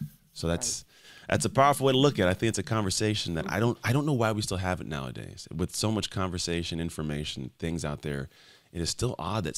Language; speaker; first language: English; native; English